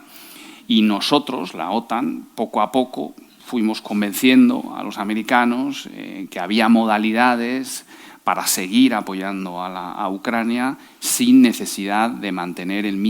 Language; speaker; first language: Spanish; native; Spanish